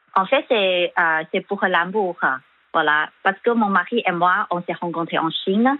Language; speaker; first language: French; non-native, fluent; Chinese